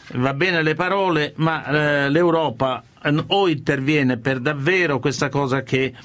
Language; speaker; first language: Italian; native; Italian